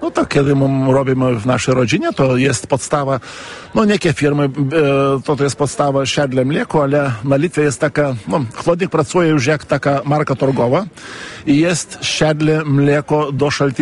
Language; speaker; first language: Polish; non-native, fluent; Lithuanian